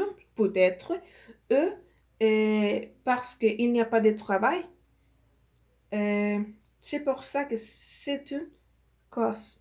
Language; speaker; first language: French; non-native, learner; Spanish